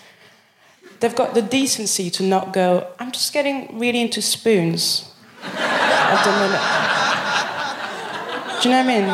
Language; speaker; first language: English; non-native, fluent; French